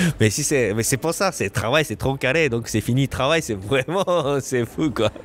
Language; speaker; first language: French; non-native, learner; Japanese